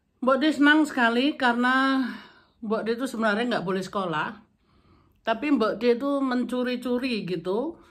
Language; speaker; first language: Indonesian; non-native, local second language; Javanese